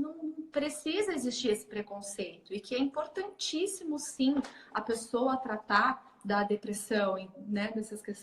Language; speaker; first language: Portuguese; native; Portuguese